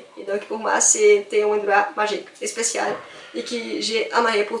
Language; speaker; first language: French; non-native, fluent; Portuguese